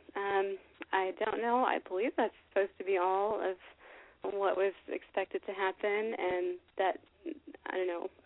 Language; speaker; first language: English; native; English